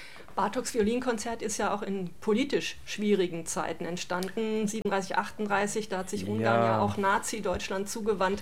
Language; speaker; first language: German; native; German